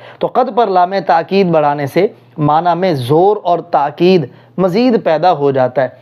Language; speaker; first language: Urdu; non-native, local second language; Punjabi